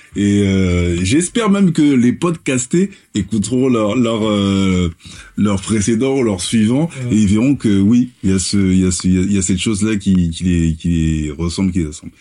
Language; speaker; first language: French; native; French